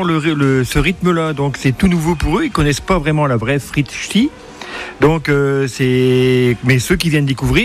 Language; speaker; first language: French; native; French